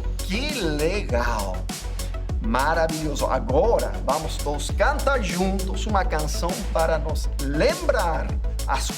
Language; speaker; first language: Portuguese; non-native, fluent; English